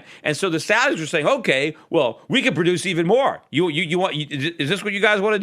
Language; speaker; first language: English; native; English